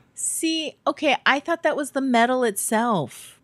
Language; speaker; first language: English; native; English